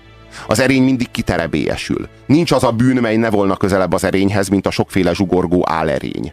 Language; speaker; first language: Hungarian; native; Hungarian